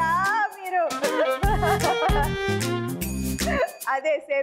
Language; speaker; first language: Telugu; non-native, local second language; Tamil